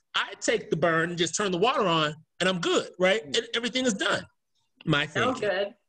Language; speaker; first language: English; native; English